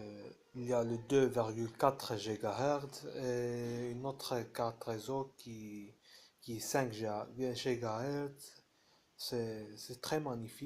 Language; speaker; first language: French; non-native, fluent; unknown